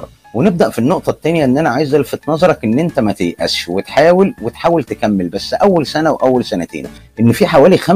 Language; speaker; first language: Arabic; native; Arabic